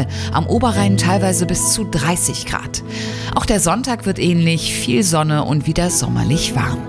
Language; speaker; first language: German; native; German